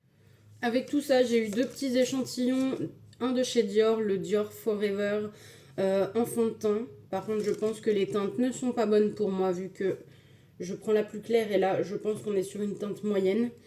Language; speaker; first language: French; native; French